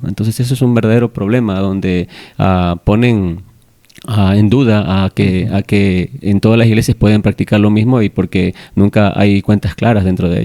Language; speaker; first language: Spanish; native; Spanish